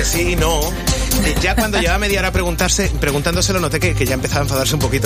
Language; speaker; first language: Spanish; native; Spanish